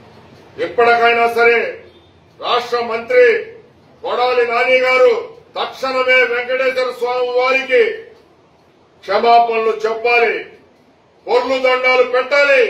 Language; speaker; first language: Telugu; native; Telugu